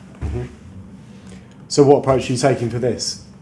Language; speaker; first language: English; native; English